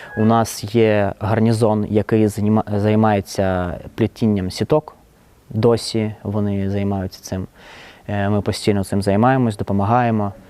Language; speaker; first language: Ukrainian; non-native, local second language; Russian